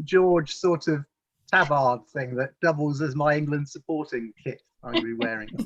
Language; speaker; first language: English; native; English